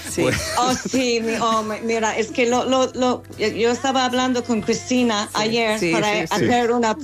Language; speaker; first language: Spanish; non-native, fluent; English